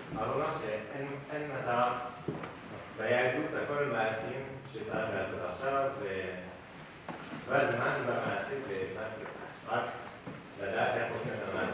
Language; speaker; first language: Hebrew; non-native, fluent; French